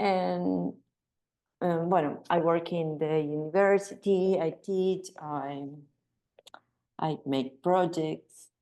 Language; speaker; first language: English; non-native, learner; Spanish